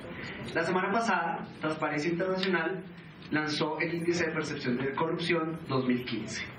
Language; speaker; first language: Spanish; native; Spanish